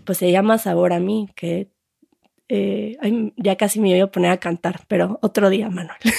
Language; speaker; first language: Spanish; native; Spanish